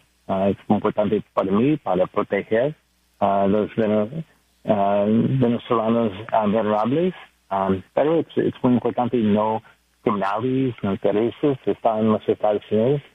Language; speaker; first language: Spanish; non-native, learner; English